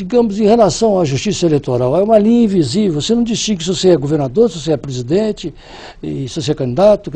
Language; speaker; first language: Portuguese; native; Portuguese